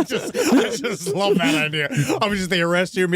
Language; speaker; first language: English; native; English